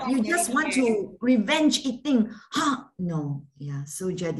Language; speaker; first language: English; non-native, fluent; Malay